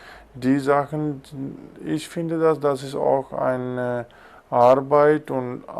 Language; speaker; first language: German; non-native, fluent; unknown